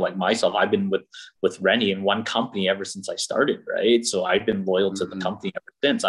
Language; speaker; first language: English; native; English